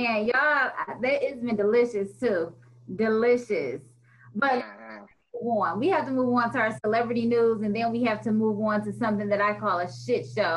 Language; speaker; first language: English; native; English